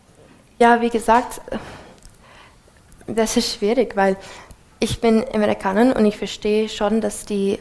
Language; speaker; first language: German; non-native, fluent; English